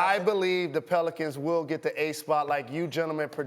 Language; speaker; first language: English; native; English